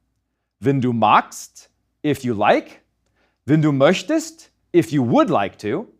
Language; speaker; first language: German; non-native, fluent; English